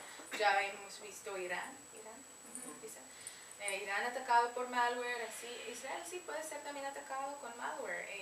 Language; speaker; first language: Spanish; non-native, fluent; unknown